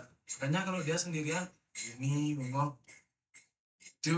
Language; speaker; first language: Indonesian; native; Indonesian